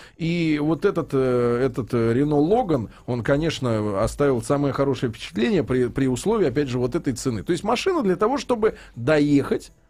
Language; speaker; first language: Russian; native; Russian